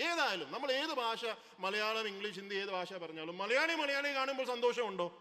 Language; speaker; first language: Malayalam; early bilingual, heritage; Malayalam